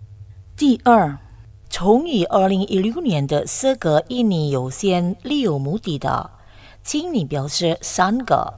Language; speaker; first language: Chinese; non-native, fluent; Indonesian